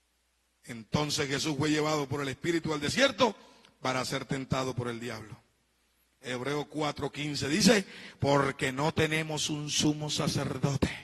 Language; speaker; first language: Spanish; native; Spanish